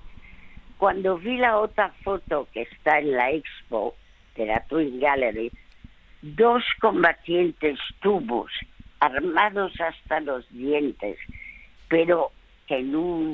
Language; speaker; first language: Spanish; early bilingual, other home language; French